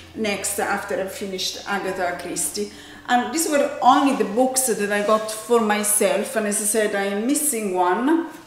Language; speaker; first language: English; non-native, fluent; Italian